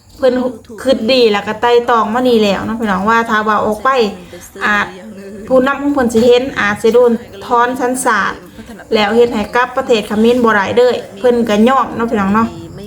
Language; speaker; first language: Thai; native; Thai